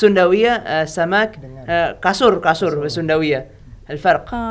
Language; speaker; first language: Arabic; non-native, learner; Indonesian